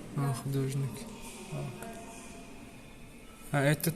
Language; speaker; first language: Russian; non-native, learner; Tajik